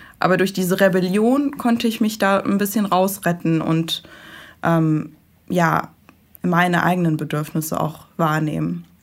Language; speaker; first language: German; early bilingual, other home language; Persian